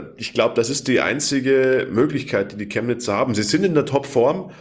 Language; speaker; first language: German; native; German